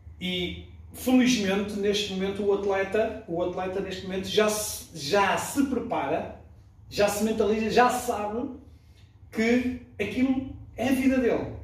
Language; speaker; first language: Portuguese; early bilingual, other home language; French